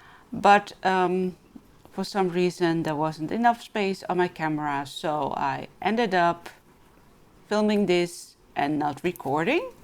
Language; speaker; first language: English; non-native, fluent; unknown